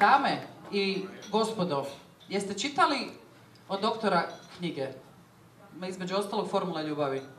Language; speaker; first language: Croatian; native; Croatian